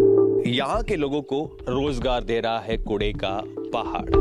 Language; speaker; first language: Hindi; native; Hindi